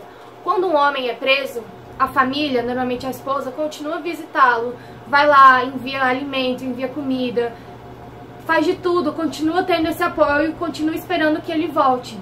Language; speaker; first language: Portuguese; native; Portuguese